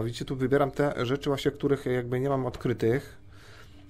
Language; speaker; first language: Polish; native; Polish